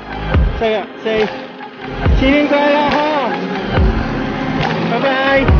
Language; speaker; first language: Chinese; non-native, learner; Filipino